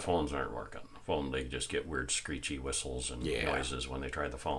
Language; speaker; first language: English; native; English